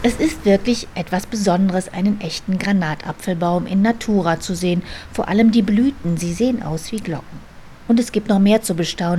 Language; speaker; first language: German; native; German